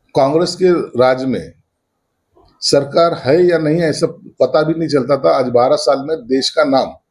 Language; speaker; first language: Hindi; non-native, local second language; Marathi